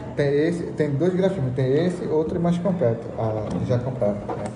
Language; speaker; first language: Portuguese; non-native, local second language; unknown